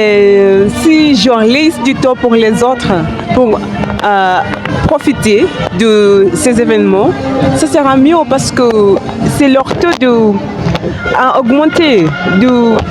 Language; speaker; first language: French; non-native, fluent; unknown